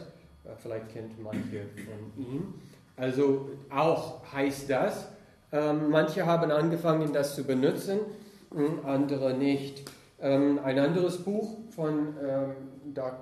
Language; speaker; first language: German; non-native, fluent; English